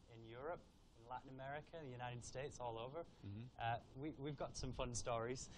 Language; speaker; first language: English; native; English